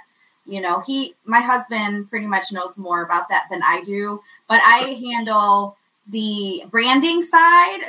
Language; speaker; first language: English; native; English